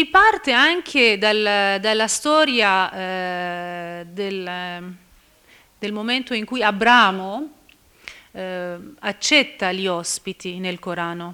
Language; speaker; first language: Italian; non-native, fluent; Persian